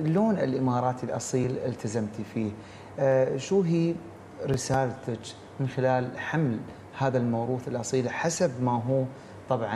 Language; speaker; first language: Arabic; native; Arabic